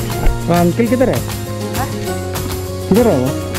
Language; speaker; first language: Hindi; non-native, local second language; Bangla